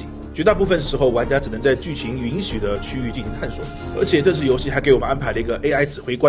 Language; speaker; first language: Chinese; native; Chinese